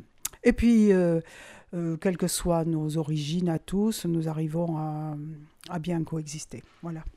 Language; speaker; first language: French; native; French